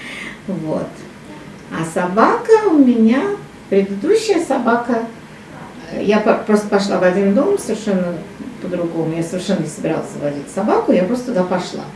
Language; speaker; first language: Russian; native; Russian